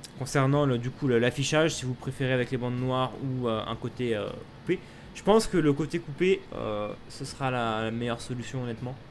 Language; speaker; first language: French; native; French